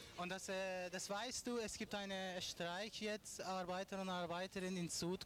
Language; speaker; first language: German; non-native, learner; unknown